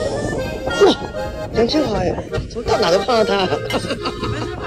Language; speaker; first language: Chinese; non-native, local second language; Cantonese